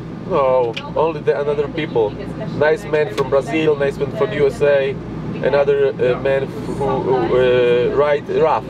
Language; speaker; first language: English; non-native, learner; Polish